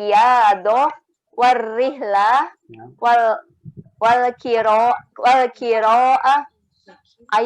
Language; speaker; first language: Arabic; non-native, learner; Indonesian